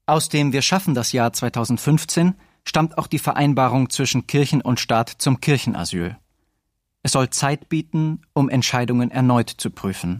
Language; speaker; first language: German; native; German